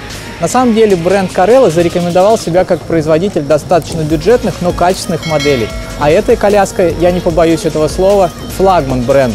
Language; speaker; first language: Russian; native; Russian